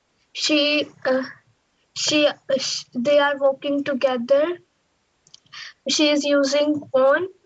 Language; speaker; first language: English; non-native, learner; Hindi